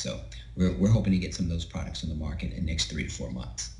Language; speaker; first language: English; native; English